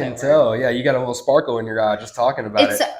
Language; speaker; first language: English; native; English